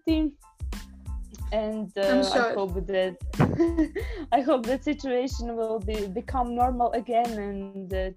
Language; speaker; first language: English; non-native, fluent; Croatian